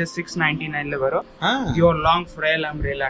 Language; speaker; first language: Tamil; non-native, learner; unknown